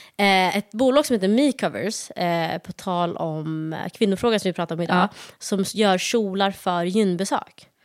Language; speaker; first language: Swedish; early bilingual, other home language; Somali